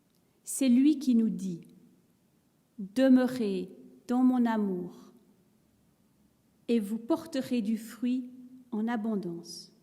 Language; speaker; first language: French; native; French